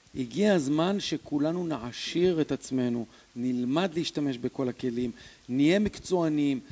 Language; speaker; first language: Hebrew; native; Hebrew